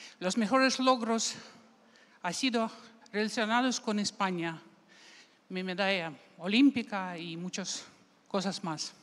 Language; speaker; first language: Spanish; non-native, fluent; Russian